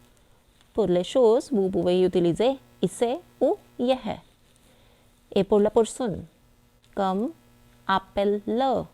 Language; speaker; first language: French; non-native, fluent; Hindi